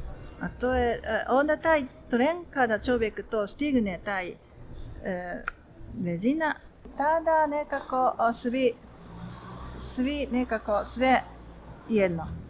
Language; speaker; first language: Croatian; non-native, learner; Japanese